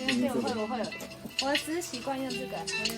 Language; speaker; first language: Chinese; early bilingual, heritage; Chinese